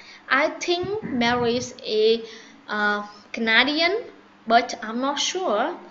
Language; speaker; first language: English; non-native, fluent; Vietnamese